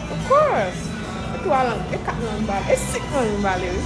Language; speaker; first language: Portuguese; non-native, learner; Haitian Creole